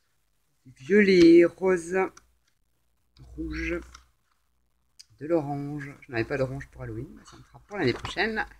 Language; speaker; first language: French; native; French